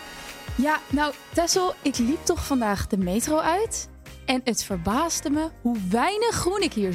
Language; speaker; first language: Dutch; native; Dutch